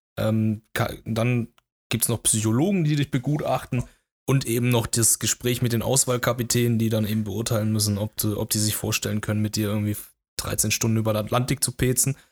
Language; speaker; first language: German; early bilingual, other home language; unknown